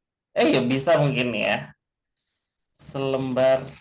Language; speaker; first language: Indonesian; native; Indonesian